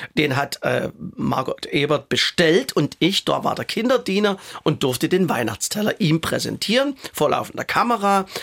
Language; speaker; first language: German; native; German